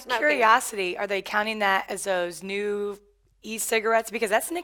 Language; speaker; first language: English; native; English